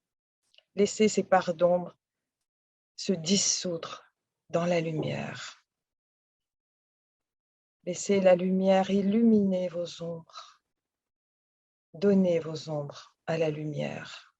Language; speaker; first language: French; native; French